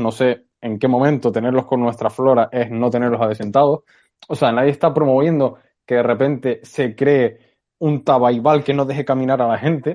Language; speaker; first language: Spanish; native; Spanish